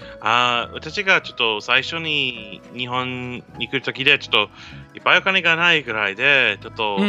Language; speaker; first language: Japanese; non-native, learner; English